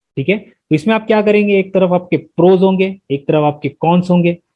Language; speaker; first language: Hindi; non-native, local second language; Marathi